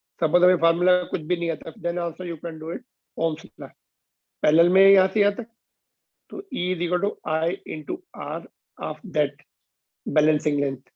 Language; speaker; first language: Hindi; non-native, local second language; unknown